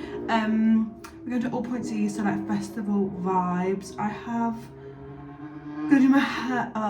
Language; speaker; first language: English; native; English